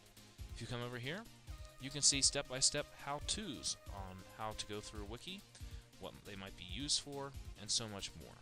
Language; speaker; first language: English; native; English